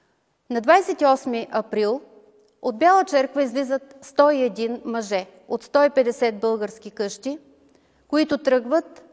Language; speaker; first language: Bulgarian; native; Bulgarian